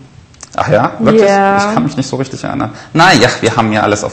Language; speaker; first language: German; native; German